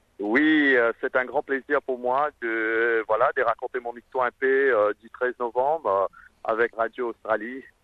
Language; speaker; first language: French; non-native, local second language; Morisyen